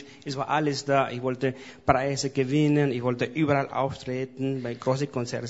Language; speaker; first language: German; non-native, fluent; Spanish